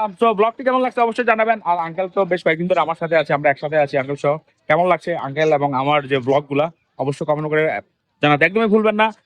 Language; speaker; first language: Bangla; native; Bangla